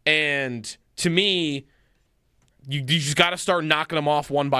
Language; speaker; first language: English; native; English